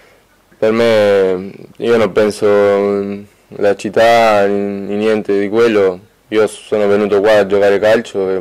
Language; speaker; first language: Italian; non-native, fluent; Spanish